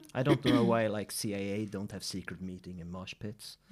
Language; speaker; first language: English; non-native, fluent; Swedish